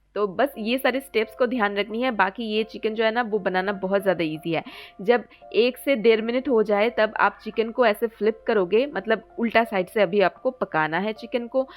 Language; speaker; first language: Hindi; non-native, local second language; Bangla